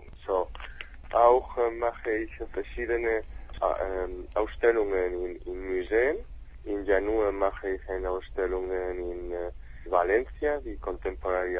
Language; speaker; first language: German; non-native, learner; Spanish